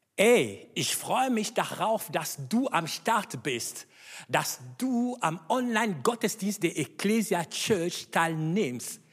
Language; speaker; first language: German; non-native, fluent; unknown